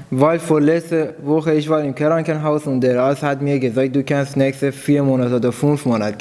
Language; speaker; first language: German; non-native, learner; Persian